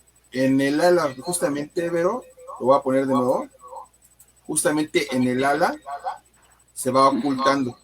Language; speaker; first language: Spanish; native; Spanish